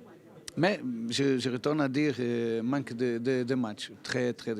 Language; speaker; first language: French; non-native, fluent; Portuguese